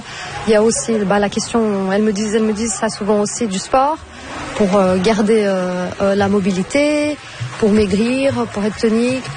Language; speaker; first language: French; non-native, fluent; Portuguese